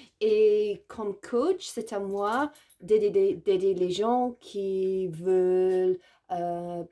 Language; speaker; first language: French; non-native, learner; English